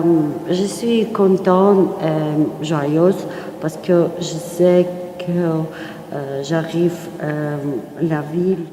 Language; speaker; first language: French; non-native, learner; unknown